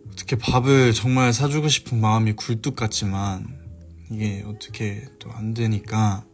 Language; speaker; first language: Korean; native; Korean